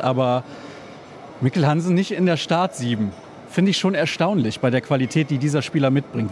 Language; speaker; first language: German; native; German